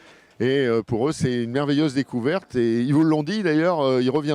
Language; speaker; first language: French; native; French